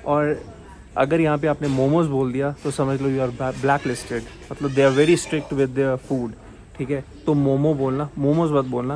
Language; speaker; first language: Hindi; native; Hindi